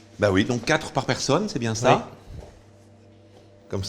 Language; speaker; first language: French; native; French